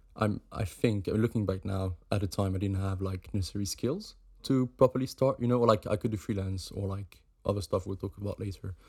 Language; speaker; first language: English; non-native, fluent; German